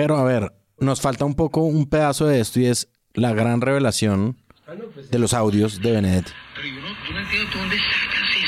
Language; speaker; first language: Spanish; native; Spanish